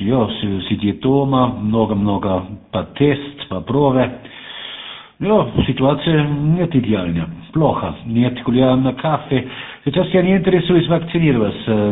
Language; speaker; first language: Russian; non-native, learner; German